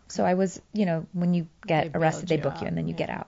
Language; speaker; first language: English; early bilingual, other home language; Persian